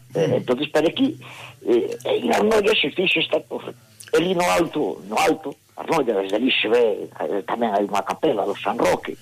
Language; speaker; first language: Galician; native; Galician